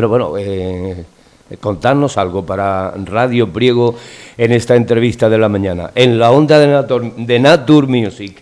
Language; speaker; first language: Spanish; native; Spanish